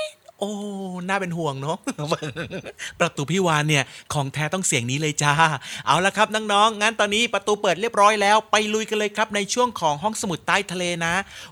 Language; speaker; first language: Thai; native; Thai